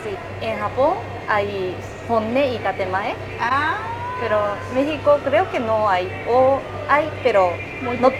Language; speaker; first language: Spanish; non-native, fluent; Japanese